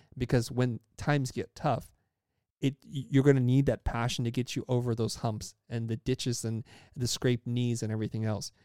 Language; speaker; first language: English; early bilingual, other home language; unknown